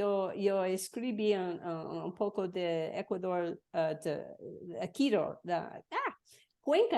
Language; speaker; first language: Spanish; non-native, learner; English